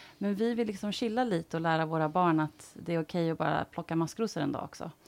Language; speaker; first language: Swedish; native; Swedish